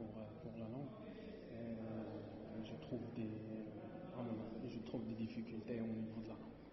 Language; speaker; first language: French; non-native, learner; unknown